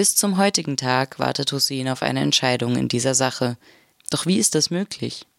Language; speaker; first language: German; native; German